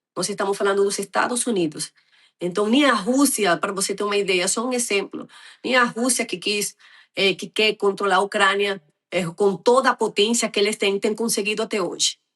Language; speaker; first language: Portuguese; non-native, fluent; Spanish